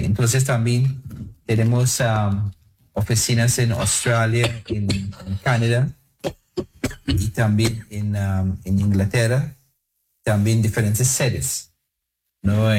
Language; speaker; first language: Spanish; non-native, fluent; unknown